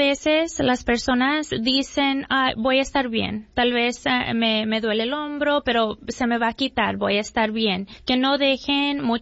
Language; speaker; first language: Spanish; early bilingual, heritage; Spanish